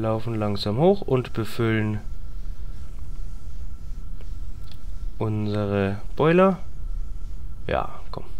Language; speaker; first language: German; native; German